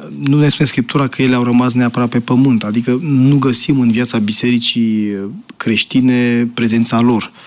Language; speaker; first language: Romanian; native; Romanian